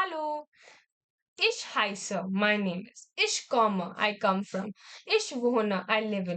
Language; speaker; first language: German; non-native, learner; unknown